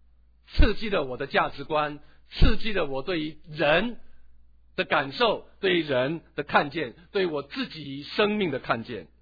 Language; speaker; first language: Chinese; native; Chinese